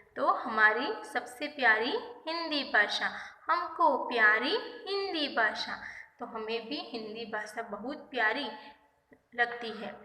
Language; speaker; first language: Hindi; non-native, local second language; Gujarati